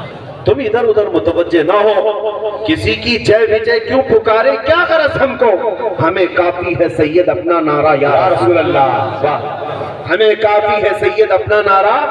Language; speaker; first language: Urdu; native; Urdu